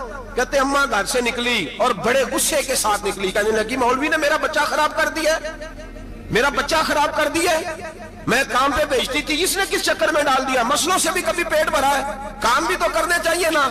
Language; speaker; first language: Hindi; non-native, local second language; Punjabi